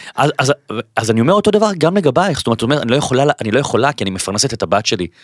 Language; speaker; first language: Hebrew; native; Hebrew